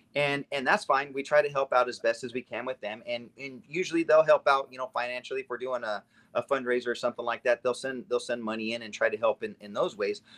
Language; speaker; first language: English; native; English